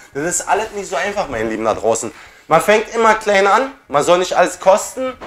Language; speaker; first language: German; early bilingual, other home language; Turkish